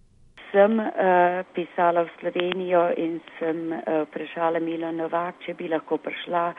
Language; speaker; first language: Slovenian; early bilingual, heritage; Slovenian